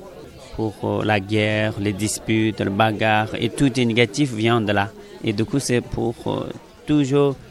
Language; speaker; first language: French; non-native, learner; Tibetan